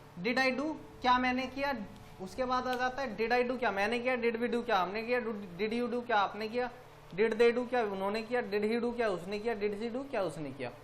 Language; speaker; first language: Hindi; native; Hindi